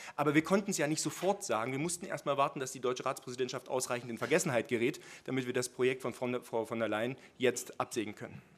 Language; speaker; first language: German; native; German